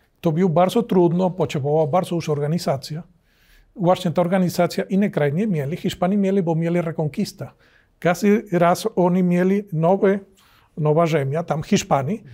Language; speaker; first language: Polish; non-native, learner; Spanish